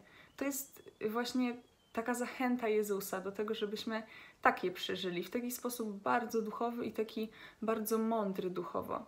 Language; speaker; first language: Polish; native; Polish